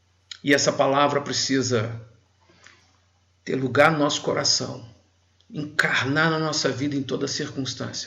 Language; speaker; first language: Portuguese; native; Portuguese